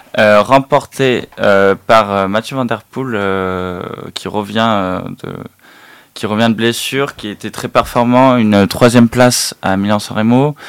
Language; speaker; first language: French; native; French